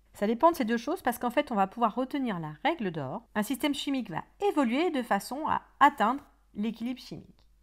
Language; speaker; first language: French; native; French